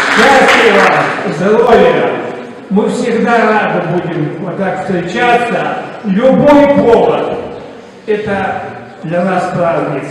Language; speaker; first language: Russian; non-native, local second language; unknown